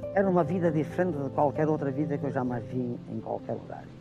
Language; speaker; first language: Portuguese; native; Portuguese